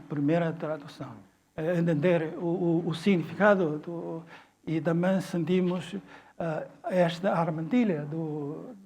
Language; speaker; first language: Portuguese; non-native, fluent; Chinese